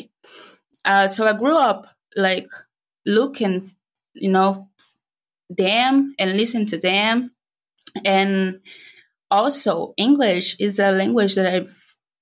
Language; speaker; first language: English; non-native, fluent; Portuguese